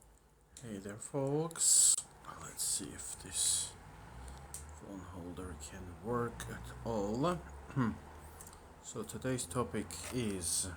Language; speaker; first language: English; non-native, fluent; Armenian